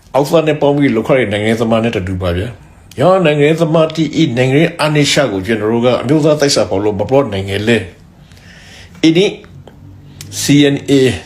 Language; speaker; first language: Burmese; native; Burmese